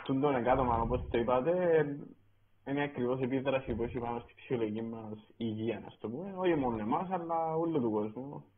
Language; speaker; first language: Greek; native; Greek